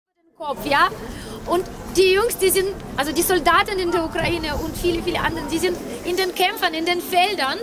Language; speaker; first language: German; early bilingual, heritage; Ukrainian